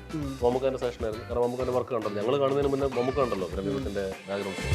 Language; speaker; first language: Malayalam; native; Malayalam